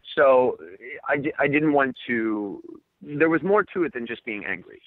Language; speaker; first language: English; native; English